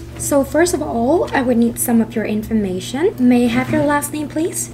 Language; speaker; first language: English; non-native, fluent; Vietnamese